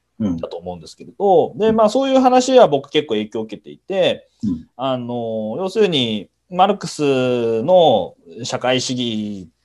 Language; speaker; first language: Japanese; native; Japanese